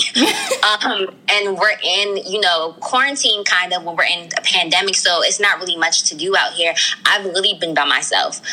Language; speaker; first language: English; early bilingual, other home language; Krio